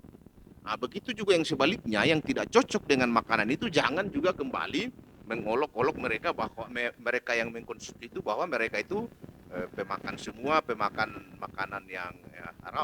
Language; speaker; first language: Indonesian; native; Indonesian